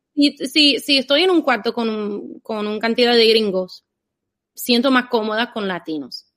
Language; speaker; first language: Spanish; non-native, fluent; English